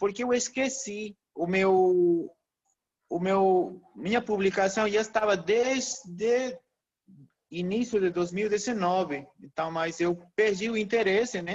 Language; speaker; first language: Portuguese; non-native, fluent; Spanish